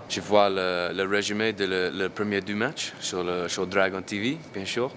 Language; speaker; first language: French; non-native, learner; English